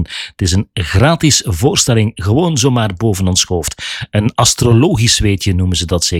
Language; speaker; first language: Dutch; native; Dutch